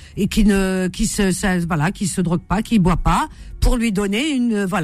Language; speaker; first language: French; native; French